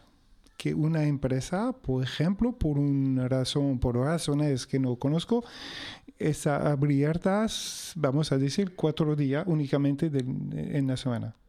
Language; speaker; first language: Spanish; non-native, fluent; French